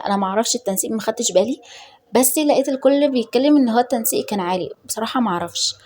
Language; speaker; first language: Arabic; native; Arabic